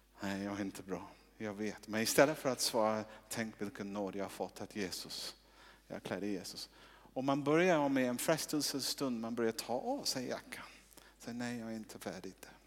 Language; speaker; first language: Swedish; non-native, fluent; English